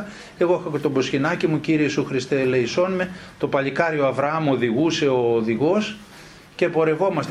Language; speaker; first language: Greek; native; Greek